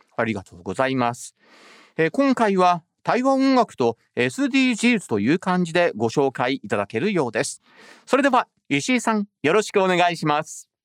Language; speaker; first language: Japanese; native; Japanese